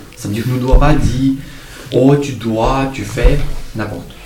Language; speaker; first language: French; non-native, learner; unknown